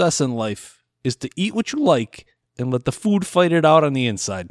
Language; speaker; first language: English; native; English